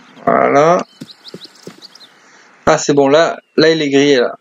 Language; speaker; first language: French; native; French